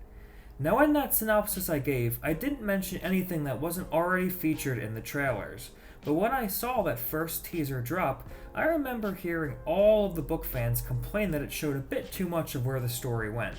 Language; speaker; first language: English; native; English